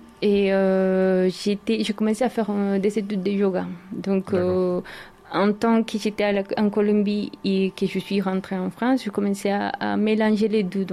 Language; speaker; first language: French; non-native, fluent; Spanish